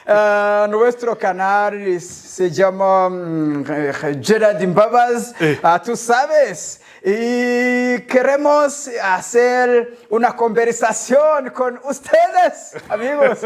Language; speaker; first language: Spanish; non-native, learner; Kinyarwanda